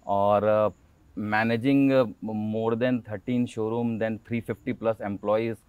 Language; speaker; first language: Hindi; native; Hindi